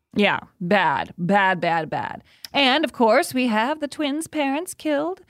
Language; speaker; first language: English; native; English